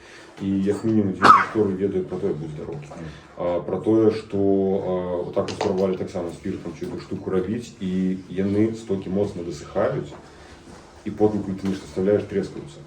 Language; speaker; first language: Belarusian; non-native, local second language; Russian